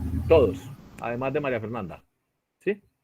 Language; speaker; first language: Spanish; native; Spanish